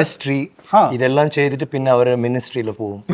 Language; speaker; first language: Malayalam; non-native, fluent; Tamil